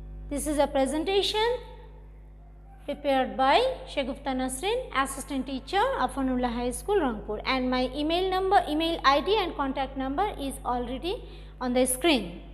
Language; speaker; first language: English; non-native, local second language; Bangla